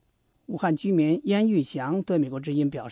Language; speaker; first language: Chinese; native; Chinese